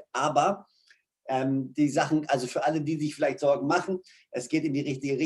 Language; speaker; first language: German; native; German